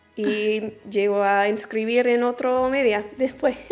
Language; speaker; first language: Spanish; non-native, learner; English